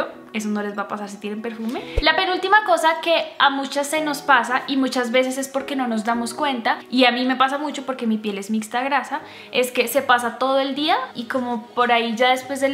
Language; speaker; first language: Spanish; native; Spanish